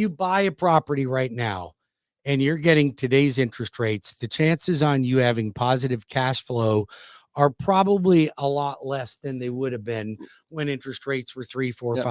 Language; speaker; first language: English; native; English